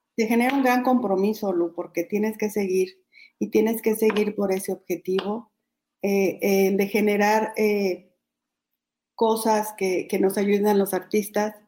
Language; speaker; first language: Spanish; native; Spanish